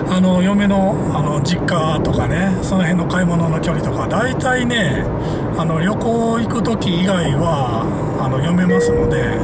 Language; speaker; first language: Japanese; native; Japanese